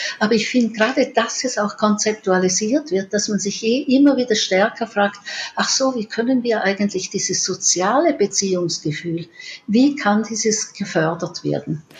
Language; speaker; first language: German; native; German